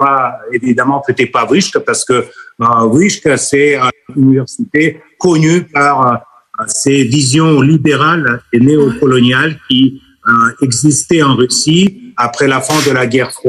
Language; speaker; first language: French; non-native, fluent; Russian